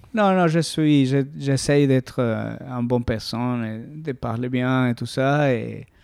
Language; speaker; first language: French; non-native, learner; Spanish